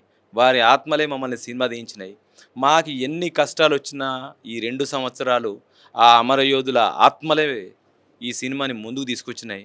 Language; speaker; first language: Telugu; native; Telugu